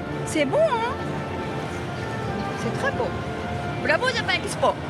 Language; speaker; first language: French; non-native, learner; Japanese